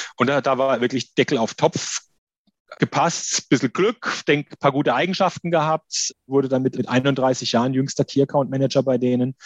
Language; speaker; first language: German; native; German